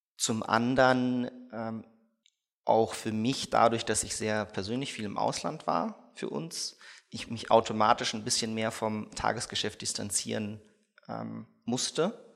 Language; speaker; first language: German; early bilingual, other home language; Russian